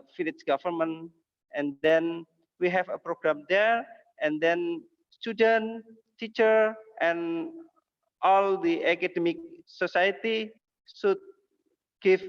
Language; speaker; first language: English; non-native, learner; Indonesian